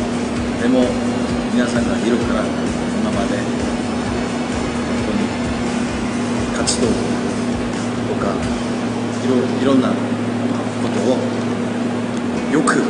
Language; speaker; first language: Japanese; non-native, fluent; Korean